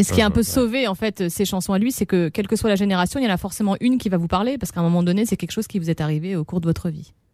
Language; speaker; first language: French; native; French